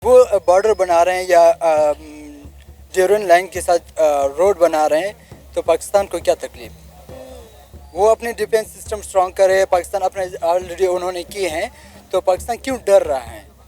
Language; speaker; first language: Hindi; non-native, local second language; Pashto